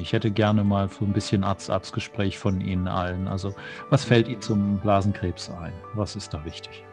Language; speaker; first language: German; native; German